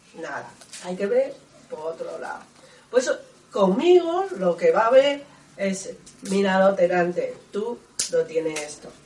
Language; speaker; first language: Spanish; non-native, learner; Chinese